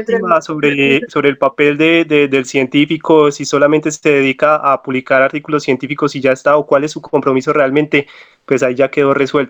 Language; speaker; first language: Spanish; native; Spanish